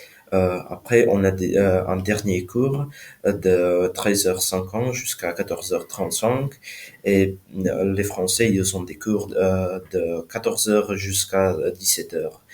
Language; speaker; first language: French; non-native, learner; Slovak